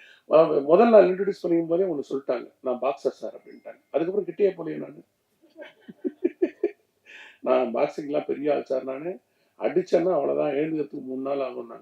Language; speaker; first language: Tamil; native; Tamil